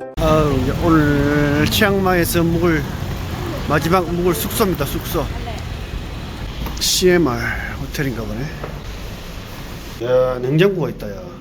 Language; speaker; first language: Korean; native; Korean